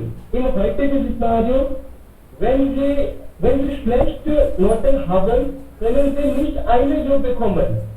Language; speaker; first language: German; non-native, learner; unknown